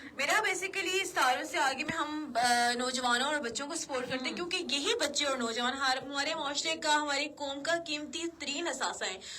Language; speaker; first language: Urdu; native; Urdu